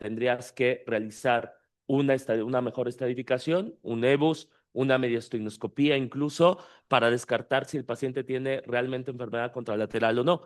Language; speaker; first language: Spanish; native; Spanish